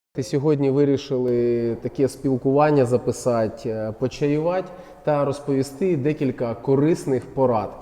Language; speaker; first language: Ukrainian; non-native, local second language; Russian